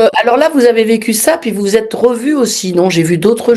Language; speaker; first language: French; native; French